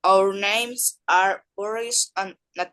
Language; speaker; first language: English; non-native, learner; Spanish